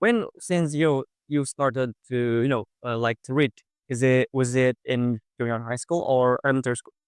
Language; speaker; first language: English; non-native, fluent; Indonesian